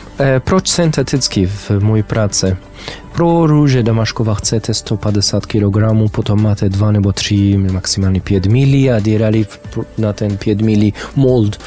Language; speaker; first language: Czech; non-native, learner; Arabic